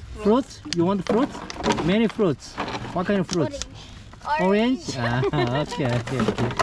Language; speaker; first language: English; non-native, learner; Korean